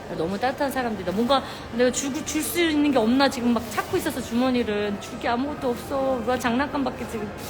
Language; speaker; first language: Korean; native; Korean